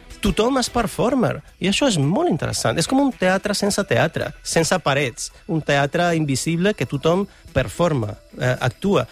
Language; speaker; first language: Catalan; non-native, fluent; Italian